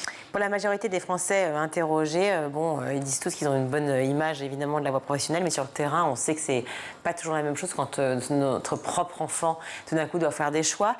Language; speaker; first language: French; native; French